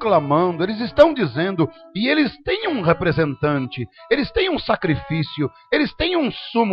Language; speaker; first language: Portuguese; native; Portuguese